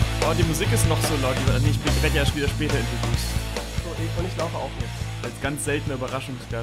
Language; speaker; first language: German; native; German